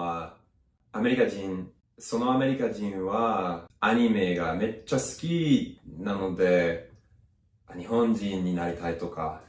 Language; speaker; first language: Japanese; non-native, learner; English